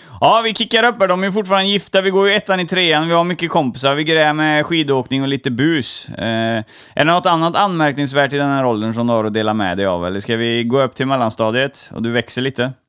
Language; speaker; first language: Swedish; native; Swedish